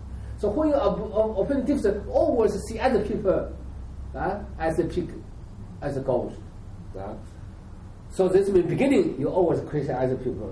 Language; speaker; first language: English; non-native, learner; Chinese